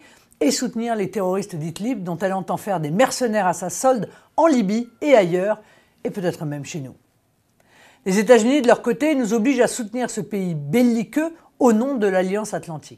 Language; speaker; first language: French; native; French